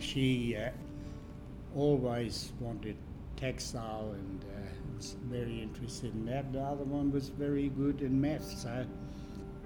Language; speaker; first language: English; non-native, fluent; German